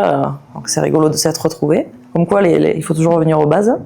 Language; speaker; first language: French; native; French